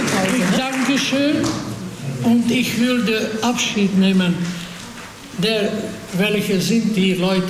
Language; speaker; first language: German; non-native, fluent; Hungarian